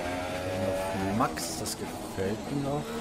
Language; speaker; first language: German; native; German